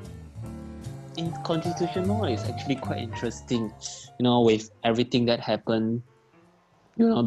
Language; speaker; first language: English; non-native, local second language; Chinese